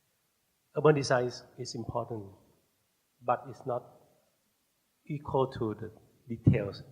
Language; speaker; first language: English; non-native, fluent; Thai